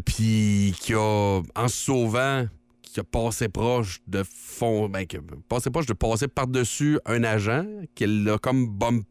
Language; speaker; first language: French; native; French